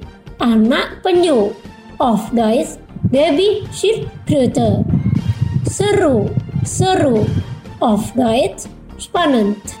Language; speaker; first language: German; non-native, fluent; Indonesian